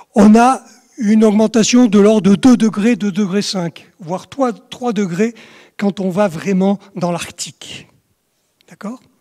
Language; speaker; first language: French; native; French